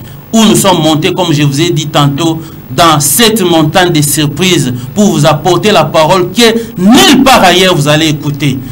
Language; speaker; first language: French; non-native, local second language; Lingala